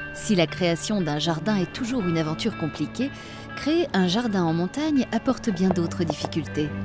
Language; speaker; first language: French; native; French